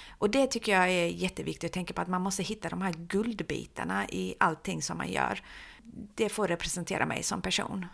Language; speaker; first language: Swedish; early bilingual, other home language; Persian